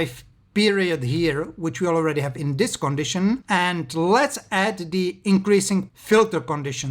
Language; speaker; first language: English; non-native, fluent; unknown